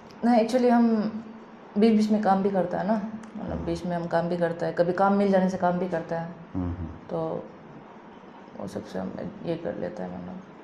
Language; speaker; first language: Hindi; non-native, local second language; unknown